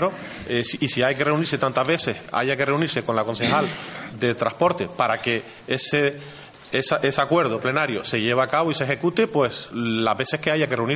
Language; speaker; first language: Spanish; native; Spanish